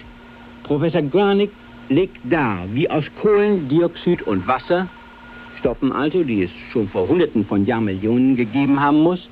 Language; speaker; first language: German; native; German